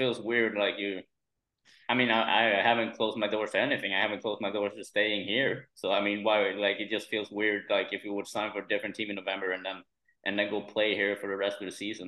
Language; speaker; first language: English; non-native, fluent; Swedish